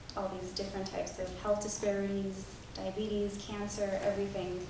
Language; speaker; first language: English; native; English